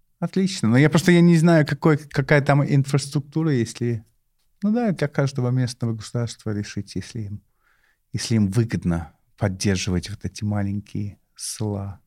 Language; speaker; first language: Russian; non-native, fluent; English